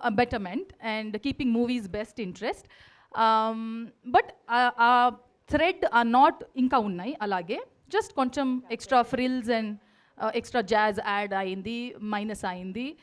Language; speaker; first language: Telugu; non-native, learner; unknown